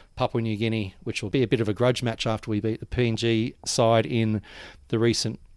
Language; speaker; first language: English; native; English